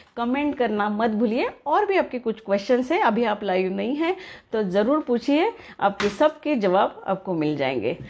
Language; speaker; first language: Hindi; non-native, local second language; Marathi